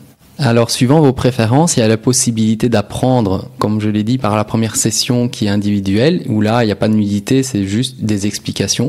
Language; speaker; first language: French; native; French